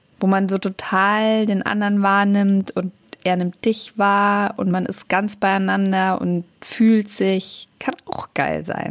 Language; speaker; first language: German; native; German